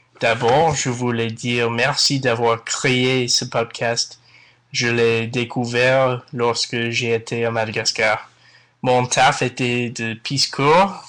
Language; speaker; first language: French; non-native, learner; English